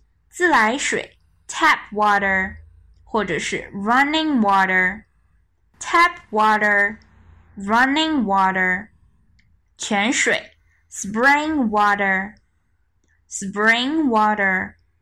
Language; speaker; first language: English; non-native, fluent; Chinese